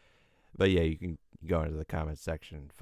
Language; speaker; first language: English; native; English